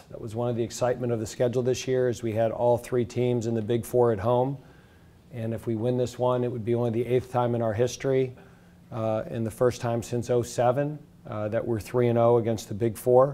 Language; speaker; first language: English; native; English